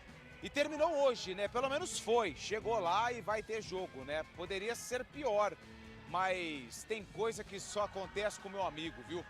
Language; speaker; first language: Portuguese; native; Portuguese